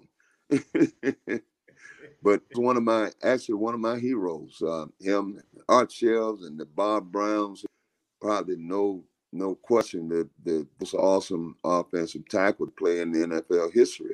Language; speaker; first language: English; native; English